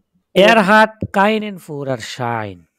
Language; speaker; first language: German; non-native, fluent; Bangla